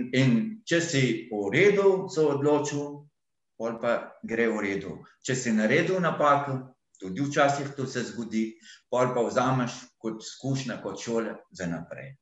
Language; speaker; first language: Slovenian; non-native, fluent; Arabic